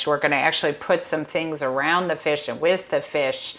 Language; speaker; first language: English; native; English